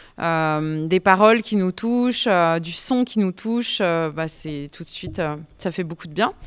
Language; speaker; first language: French; native; French